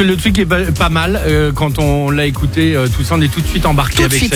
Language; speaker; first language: French; native; French